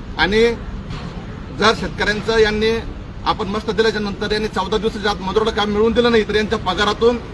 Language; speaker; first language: Marathi; native; Marathi